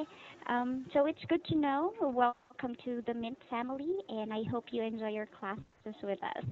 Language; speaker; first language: English; non-native, local second language; Filipino